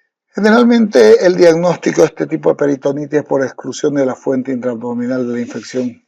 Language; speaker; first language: Spanish; native; Spanish